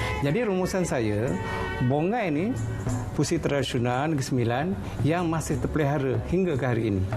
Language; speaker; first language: Malay; native; Malay